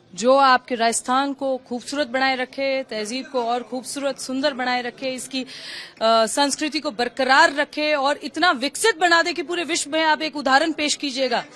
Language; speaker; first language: Hindi; native; Hindi